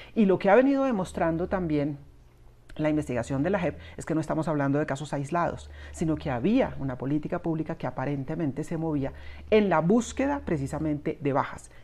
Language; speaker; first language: Spanish; native; Spanish